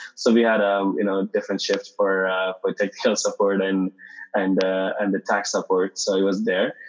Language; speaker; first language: English; non-native, local second language; Tamil